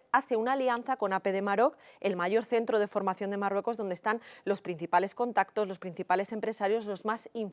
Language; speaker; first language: Spanish; native; Spanish